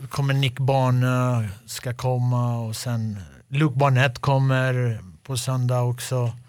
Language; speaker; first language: Swedish; early bilingual, other home language; Arabic